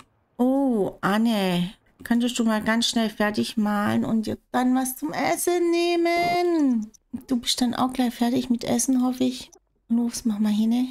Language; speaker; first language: German; native; German